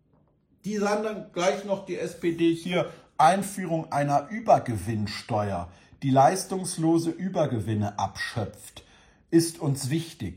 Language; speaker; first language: German; native; German